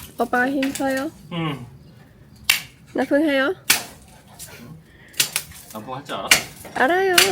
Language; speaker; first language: Korean; non-native, learner; Lao